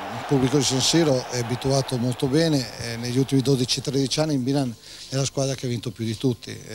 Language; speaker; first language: Italian; native; Italian